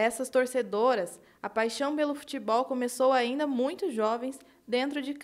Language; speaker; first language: Portuguese; native; Portuguese